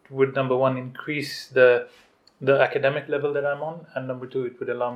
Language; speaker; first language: English; non-native, local second language; Urdu